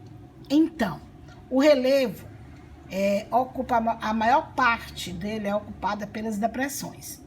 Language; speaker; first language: Portuguese; native; Portuguese